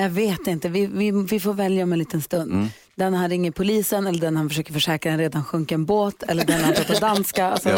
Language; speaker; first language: Swedish; native; Swedish